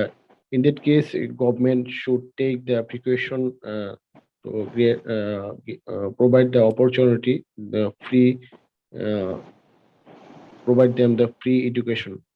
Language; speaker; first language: English; non-native, learner; Bangla